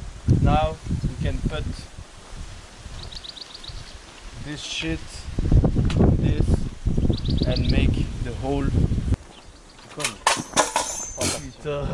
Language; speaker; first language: English; non-native, learner; French